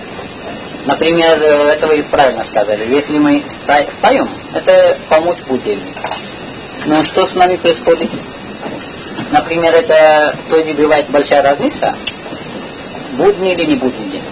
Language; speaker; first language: Russian; non-native, learner; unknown